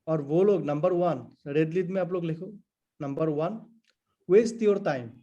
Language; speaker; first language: Hindi; non-native, local second language; Assamese